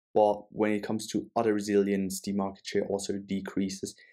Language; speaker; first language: English; non-native, fluent; German